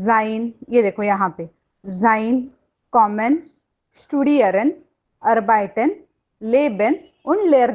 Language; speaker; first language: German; non-native, fluent; Hindi